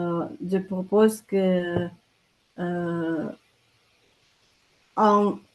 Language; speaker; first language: French; non-native, learner; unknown